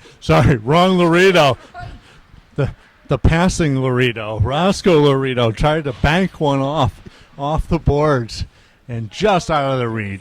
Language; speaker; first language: English; native; English